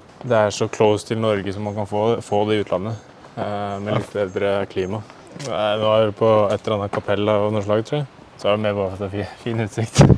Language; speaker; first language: Norwegian; native; Norwegian